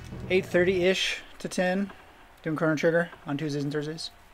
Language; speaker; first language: English; native; English